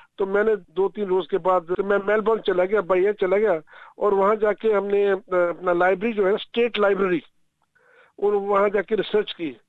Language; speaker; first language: Urdu; non-native, local second language; Punjabi